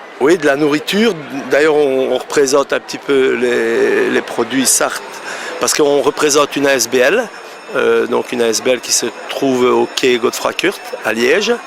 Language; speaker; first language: French; early bilingual, other home language; Italian